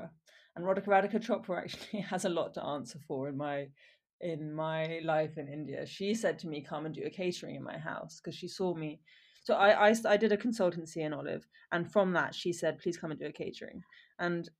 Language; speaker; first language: English; native; English